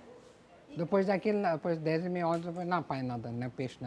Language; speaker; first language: Portuguese; non-native, local second language; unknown